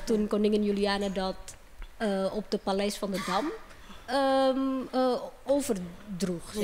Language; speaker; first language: Dutch; non-native, fluent; Indonesian